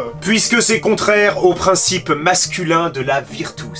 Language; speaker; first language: French; native; French